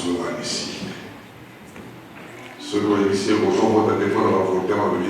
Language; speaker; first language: French; non-native, local second language; Lingala